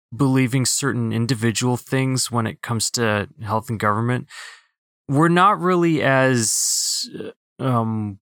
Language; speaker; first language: English; early bilingual, other home language; Filipino